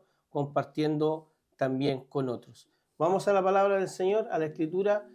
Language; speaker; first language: Spanish; native; Spanish